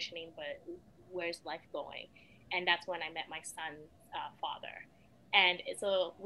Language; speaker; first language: English; early bilingual, other home language; Krio